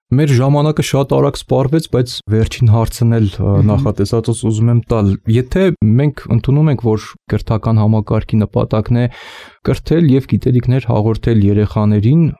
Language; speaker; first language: Armenian; native; Armenian